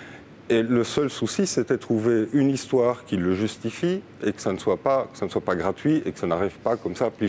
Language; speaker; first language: French; native; French